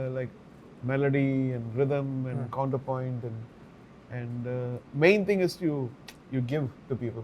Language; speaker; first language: Telugu; non-native, learner; Tamil